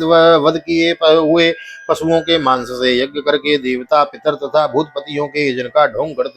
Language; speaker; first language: Hindi; native; Hindi